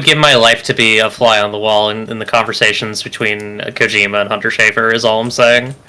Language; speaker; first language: English; native; English